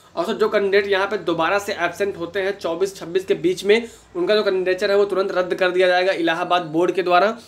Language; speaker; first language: Hindi; native; Hindi